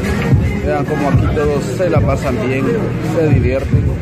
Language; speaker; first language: Spanish; native; Spanish